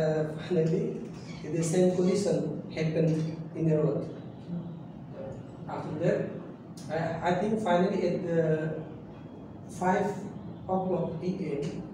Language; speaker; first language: English; non-native, learner; Indonesian